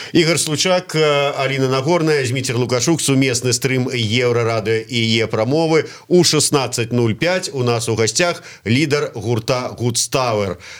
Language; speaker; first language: Belarusian; native; Belarusian